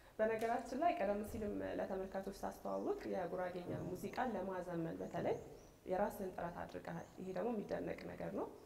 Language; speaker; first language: Amharic; native; Amharic